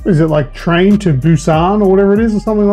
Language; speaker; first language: English; native; English